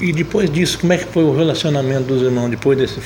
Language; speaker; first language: Portuguese; native; Portuguese